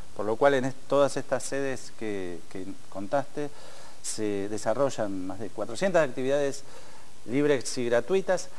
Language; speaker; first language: Spanish; native; Spanish